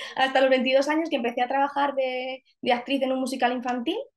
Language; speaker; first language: Spanish; native; Spanish